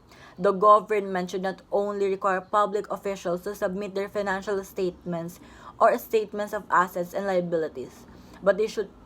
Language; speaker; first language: English; non-native, local second language; Filipino